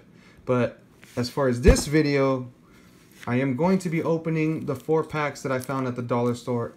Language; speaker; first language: English; native; English